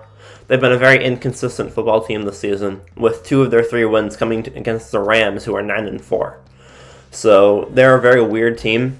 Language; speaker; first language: English; native; English